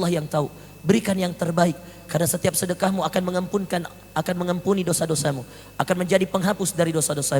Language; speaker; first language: Indonesian; native; Indonesian